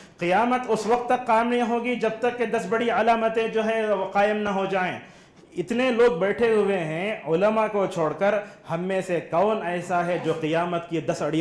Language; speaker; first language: Urdu; native; Urdu